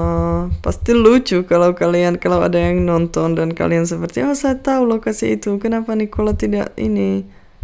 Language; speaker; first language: Indonesian; non-native, fluent; Czech